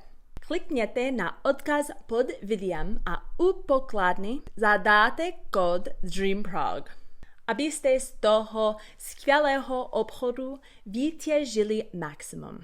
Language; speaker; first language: Czech; non-native, learner; English